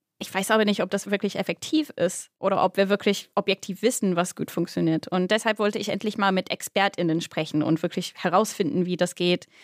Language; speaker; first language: German; non-native, fluent; English